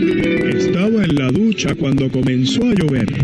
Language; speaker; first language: Spanish; non-native, learner; English